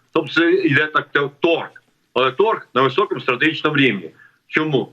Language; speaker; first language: Ukrainian; native; Ukrainian